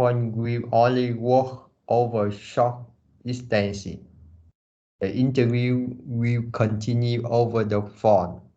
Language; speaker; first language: English; non-native, learner; Vietnamese